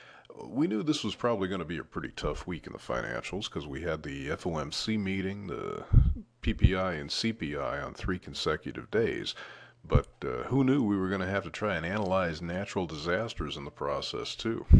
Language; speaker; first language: English; native; English